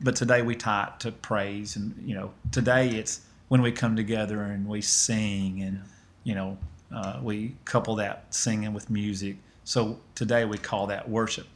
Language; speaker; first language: English; native; English